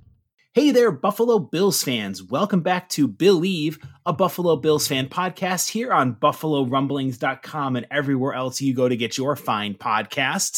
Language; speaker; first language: English; native; English